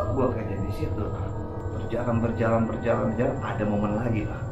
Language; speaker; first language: Indonesian; native; Indonesian